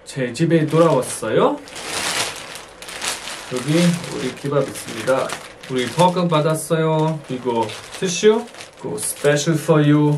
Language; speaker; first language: Korean; non-native, learner; German